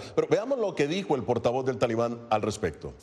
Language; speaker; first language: Spanish; native; Spanish